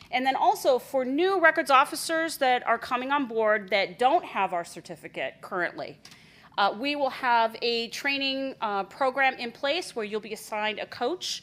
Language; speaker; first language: English; native; English